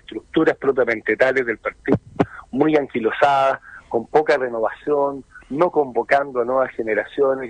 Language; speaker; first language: Spanish; native; Spanish